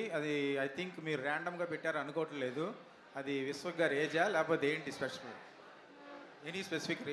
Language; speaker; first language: Telugu; native; Telugu